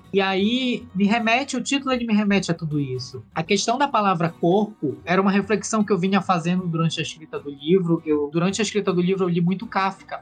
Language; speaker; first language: Portuguese; native; Portuguese